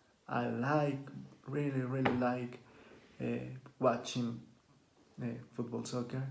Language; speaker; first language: English; non-native, learner; Spanish